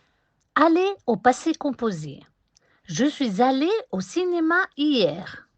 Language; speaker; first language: French; non-native, fluent; Spanish